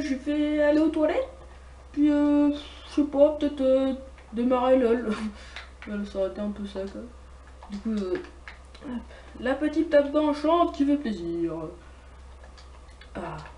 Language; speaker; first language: French; native; French